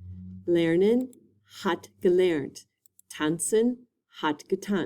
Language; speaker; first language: German; non-native, fluent; English